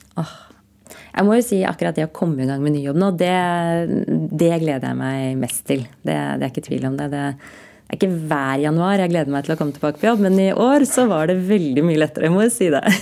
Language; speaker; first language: Norwegian; native; Norwegian